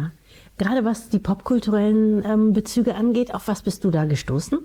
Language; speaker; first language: German; native; German